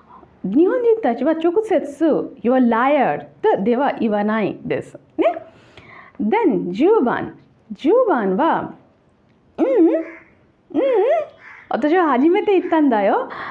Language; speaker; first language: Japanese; non-native, learner; Bangla